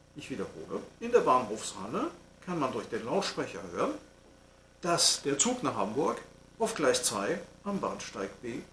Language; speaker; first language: German; non-native, fluent; French